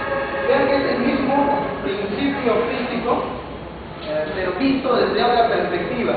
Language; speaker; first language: Spanish; native; Spanish